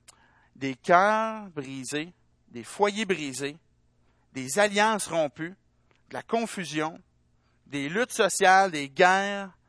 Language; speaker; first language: French; native; French